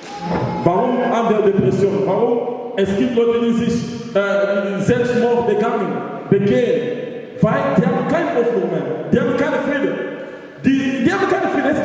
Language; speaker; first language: German; non-native, learner; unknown